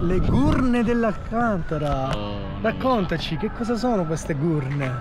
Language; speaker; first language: Italian; native; Italian